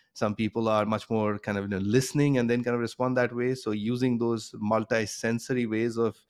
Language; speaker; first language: English; non-native, local second language; Bangla